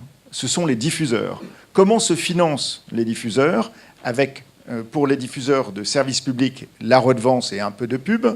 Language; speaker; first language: French; native; French